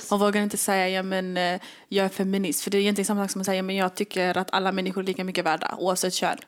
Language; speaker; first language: Swedish; early bilingual, other home language; Somali